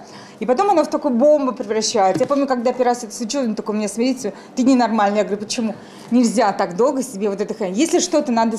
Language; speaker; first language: Russian; native; Russian